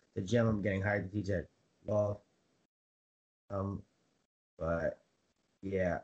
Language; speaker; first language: English; native; English